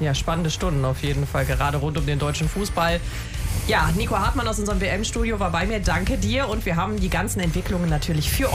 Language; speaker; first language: German; native; German